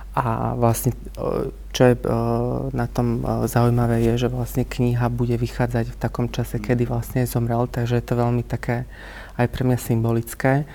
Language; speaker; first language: Slovak; native; Slovak